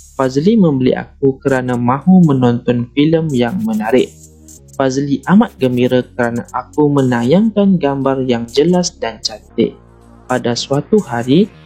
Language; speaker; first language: Malay; non-native, local second language; Chinese